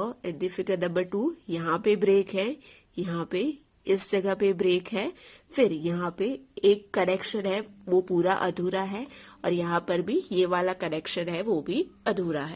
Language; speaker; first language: Hindi; non-native, local second language; Gujarati